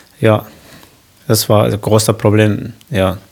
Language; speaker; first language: German; non-native, learner; Kurdish